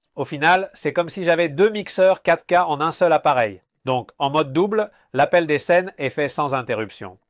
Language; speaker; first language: French; non-native, fluent; Spanish